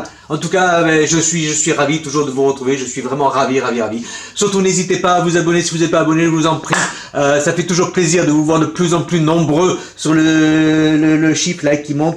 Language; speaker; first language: French; native; French